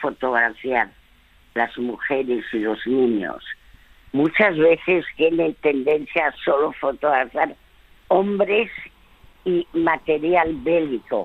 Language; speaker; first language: Spanish; early bilingual, other home language; French